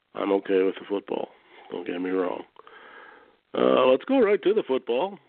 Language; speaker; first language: English; native; English